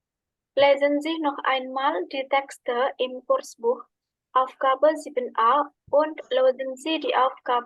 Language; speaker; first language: German; non-native, fluent; Indonesian